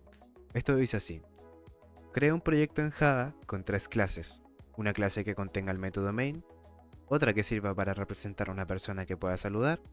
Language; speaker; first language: Spanish; native; Spanish